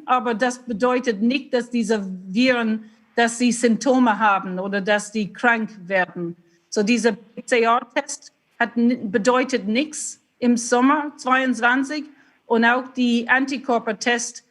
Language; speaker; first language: German; non-native, learner; English